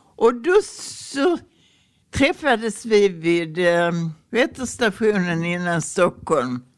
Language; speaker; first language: Swedish; native; Swedish